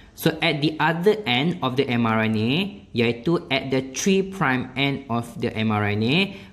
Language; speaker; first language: English; non-native, local second language; Malay